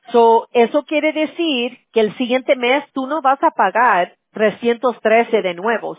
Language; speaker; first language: Spanish; early bilingual, other home language; English